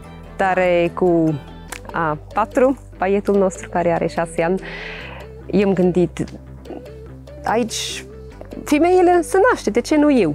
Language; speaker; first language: Romanian; non-native, learner; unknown